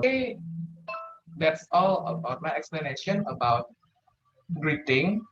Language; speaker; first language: English; non-native, learner; Indonesian